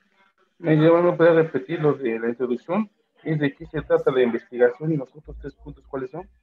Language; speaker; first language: Spanish; native; Spanish